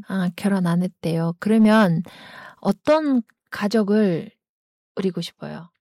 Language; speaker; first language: Korean; non-native, learner; Kyrgyz